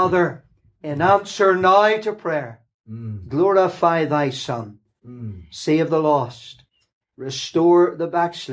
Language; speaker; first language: English; native; English